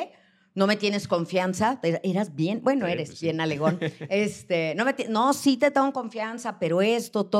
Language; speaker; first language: Spanish; native; Spanish